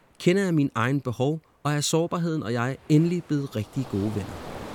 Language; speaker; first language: Danish; native; Danish